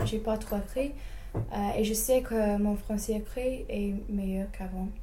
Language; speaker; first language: French; non-native, fluent; English